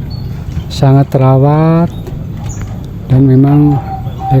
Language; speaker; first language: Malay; non-native, local second language; Sundanese